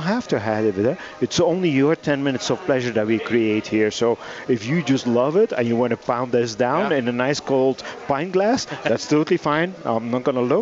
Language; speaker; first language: English; non-native, fluent; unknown